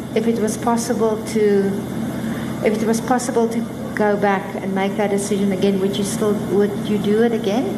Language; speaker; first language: English; non-native, local second language; Afrikaans